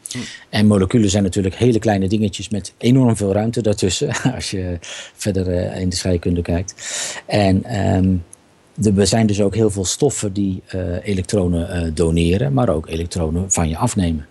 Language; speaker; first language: Dutch; native; Dutch